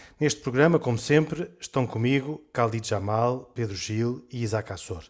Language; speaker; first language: Portuguese; native; Portuguese